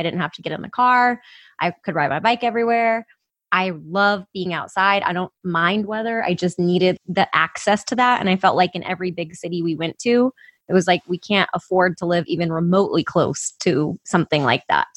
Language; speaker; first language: English; native; English